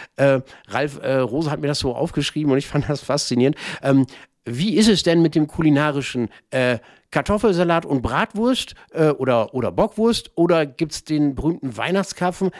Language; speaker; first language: German; native; German